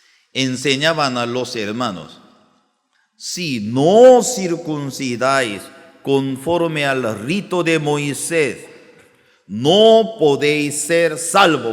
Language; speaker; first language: Spanish; non-native, learner; Korean